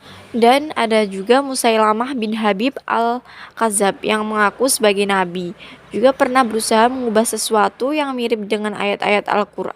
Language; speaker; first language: Indonesian; native; Indonesian